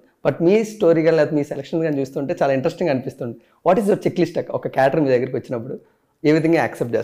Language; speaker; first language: Telugu; native; Telugu